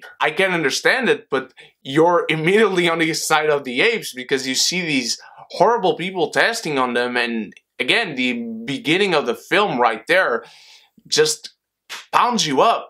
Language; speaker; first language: English; non-native, fluent; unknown